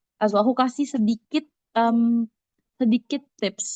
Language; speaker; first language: Indonesian; native; Indonesian